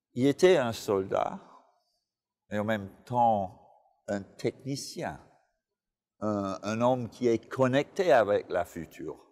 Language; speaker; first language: French; non-native, fluent; English